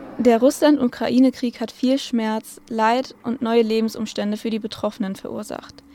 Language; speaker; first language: German; native; German